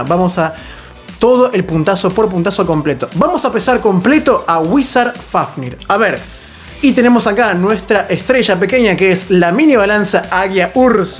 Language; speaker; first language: Spanish; native; Spanish